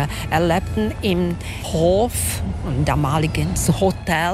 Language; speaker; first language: German; non-native, fluent; Czech